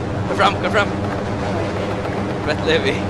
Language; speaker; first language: Swedish; non-native, learner; Faroese